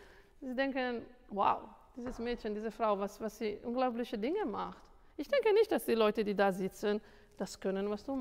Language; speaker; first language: German; non-native, fluent; Italian